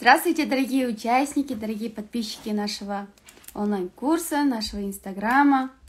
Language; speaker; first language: Russian; non-native, local second language; Kazakh